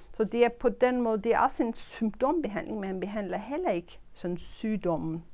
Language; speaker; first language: Danish; non-native, fluent; Turkish